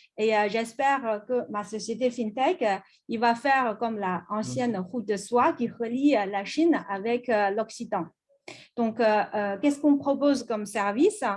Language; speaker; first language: French; non-native, fluent; Chinese